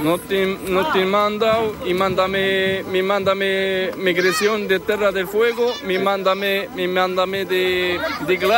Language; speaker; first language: Spanish; non-native, learner; Arabic